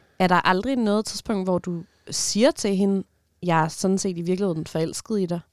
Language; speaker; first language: Danish; native; Danish